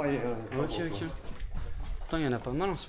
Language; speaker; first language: French; native; French